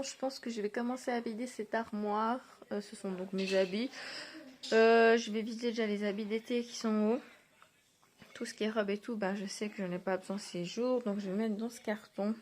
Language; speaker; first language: French; native; French